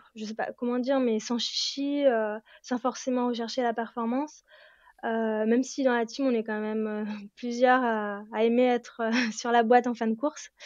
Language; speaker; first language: French; native; French